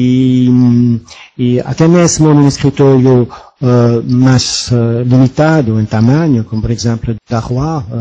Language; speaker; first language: Portuguese; non-native, fluent; French